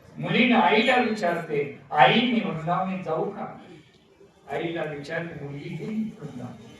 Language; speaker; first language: Marathi; non-native, local second language; Telugu